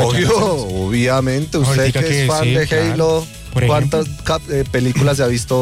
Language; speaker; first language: Spanish; native; Spanish